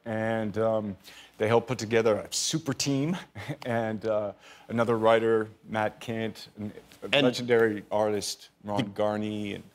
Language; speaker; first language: English; native; English